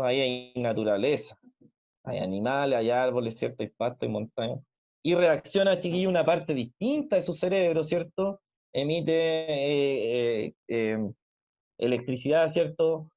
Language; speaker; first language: Spanish; native; Spanish